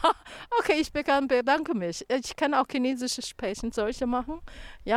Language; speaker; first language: German; non-native, learner; Chinese